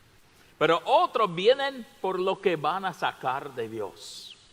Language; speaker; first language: Spanish; non-native, fluent; English